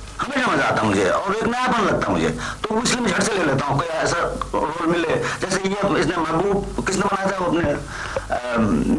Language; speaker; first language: Hindi; non-native, local second language; Bangla